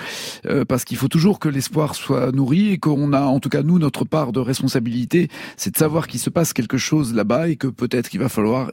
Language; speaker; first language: French; native; French